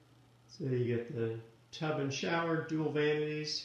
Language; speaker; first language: English; native; English